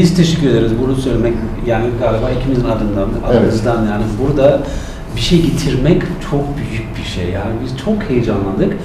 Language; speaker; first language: Turkish; non-native, fluent; German